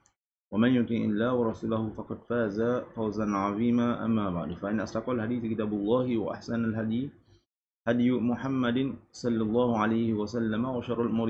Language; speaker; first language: Arabic; non-native, fluent; Malay